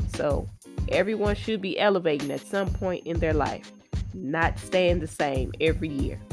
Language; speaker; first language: English; native; English